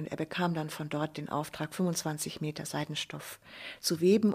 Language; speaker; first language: German; native; German